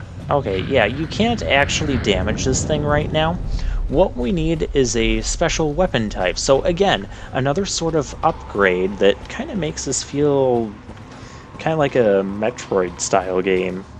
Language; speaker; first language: English; native; English